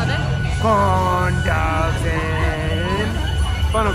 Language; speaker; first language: Korean; native; Korean